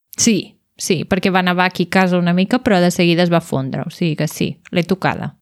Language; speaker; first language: Catalan; native; Catalan